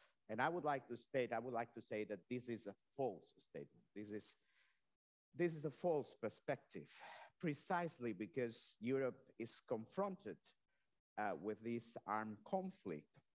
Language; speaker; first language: English; non-native, fluent; Catalan